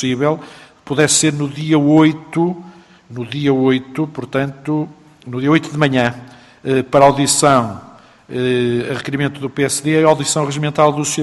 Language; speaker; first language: Portuguese; native; Portuguese